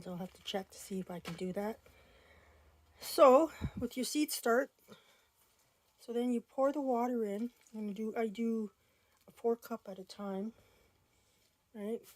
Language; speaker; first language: English; native; English